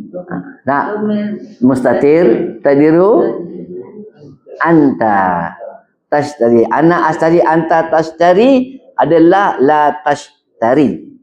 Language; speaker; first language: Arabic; non-native, fluent; Malay